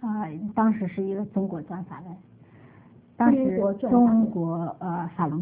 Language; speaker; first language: Chinese; native; Chinese